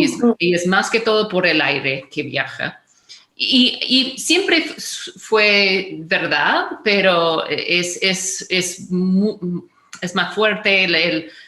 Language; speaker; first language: Spanish; non-native, fluent; English